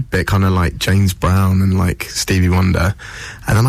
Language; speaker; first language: English; native; English